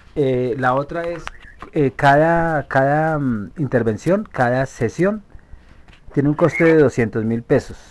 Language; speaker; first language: Spanish; native; Spanish